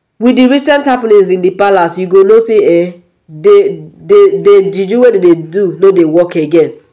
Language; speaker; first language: Nigerian Pidgin; non-native, local second language; Yoruba